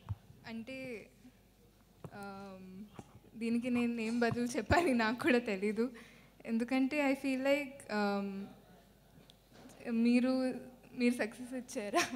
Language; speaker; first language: Telugu; non-native, fluent; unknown